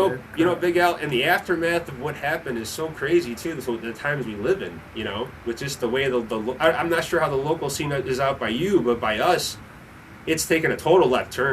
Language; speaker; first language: English; native; English